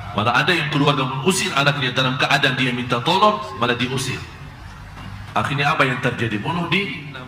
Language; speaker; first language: Malay; non-native, fluent; Arabic